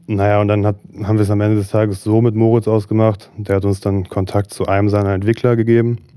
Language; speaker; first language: German; native; German